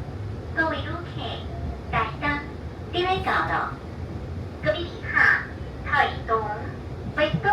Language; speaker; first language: Chinese; native; Chinese